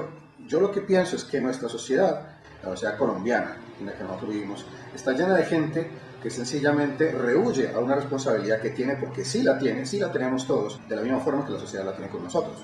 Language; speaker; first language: Spanish; native; Spanish